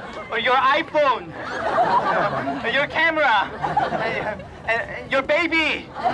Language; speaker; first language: English; non-native, fluent; Korean